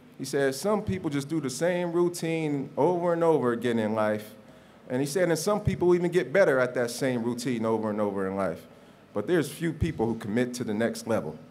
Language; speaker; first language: English; native; English